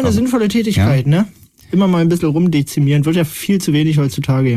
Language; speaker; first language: German; native; German